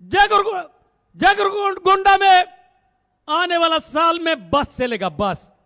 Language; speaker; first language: Hindi; native; Hindi